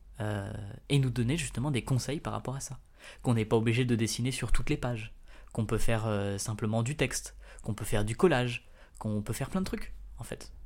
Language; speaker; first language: French; native; French